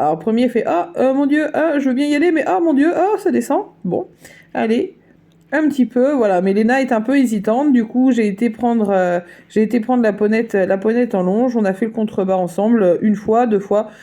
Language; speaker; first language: French; native; French